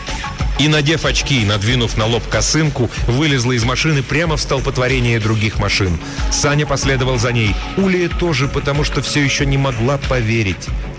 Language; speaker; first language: Russian; native; Russian